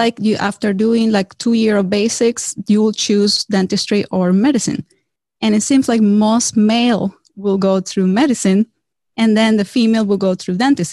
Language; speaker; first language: English; non-native, fluent; Spanish